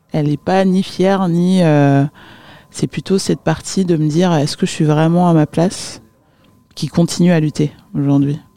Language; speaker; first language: French; early bilingual, other home language; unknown